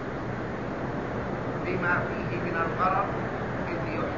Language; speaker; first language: Arabic; native; Arabic